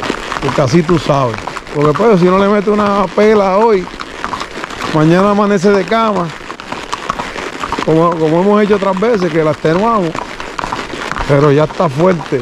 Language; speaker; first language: Spanish; native; Spanish